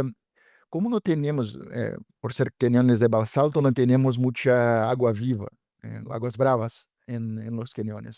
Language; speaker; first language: Spanish; non-native, fluent; Portuguese